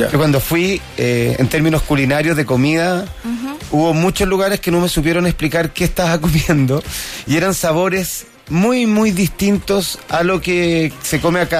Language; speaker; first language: Spanish; native; Spanish